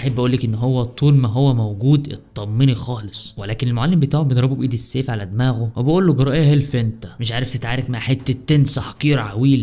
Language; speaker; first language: Arabic; native; Arabic